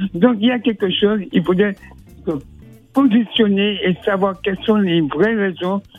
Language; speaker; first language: French; native; French